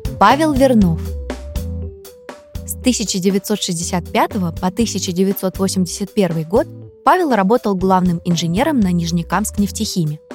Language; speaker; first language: Russian; native; Russian